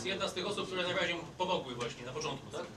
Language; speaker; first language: Polish; native; Polish